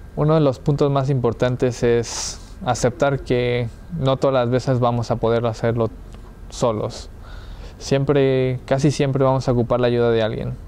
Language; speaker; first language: Spanish; early bilingual, heritage; Spanish